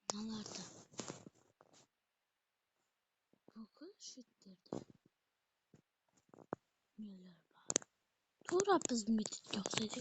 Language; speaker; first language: Kazakh; native; Kazakh